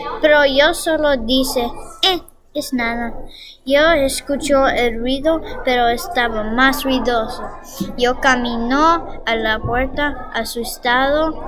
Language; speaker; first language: Spanish; non-native, learner; English